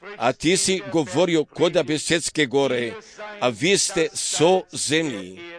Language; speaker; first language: Croatian; early bilingual, heritage; Serbian